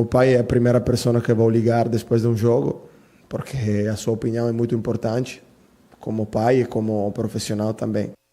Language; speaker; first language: Portuguese; non-native, fluent; Italian